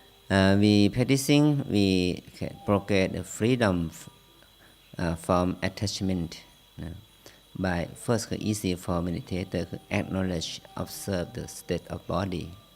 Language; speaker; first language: English; non-native, learner; Thai